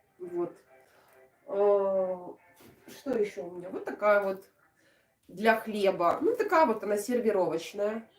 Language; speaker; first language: Russian; native; Russian